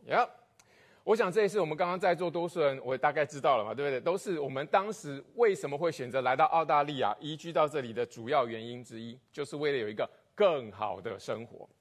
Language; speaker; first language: Chinese; native; Chinese